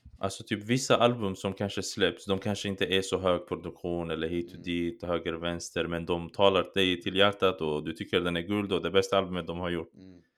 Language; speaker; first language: Swedish; early bilingual, other home language; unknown